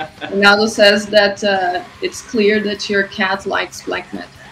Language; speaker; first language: English; non-native, fluent; Portuguese